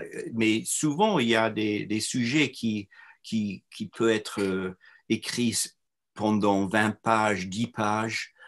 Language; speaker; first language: French; non-native, fluent; English